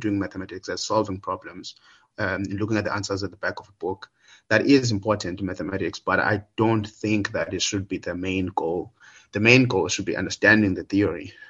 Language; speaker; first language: English; non-native, local second language; Xhosa